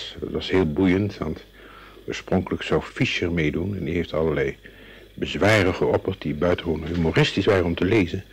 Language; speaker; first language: Dutch; native; Dutch